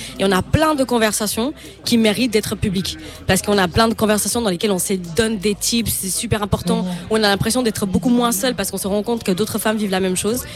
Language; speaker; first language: French; non-native, fluent; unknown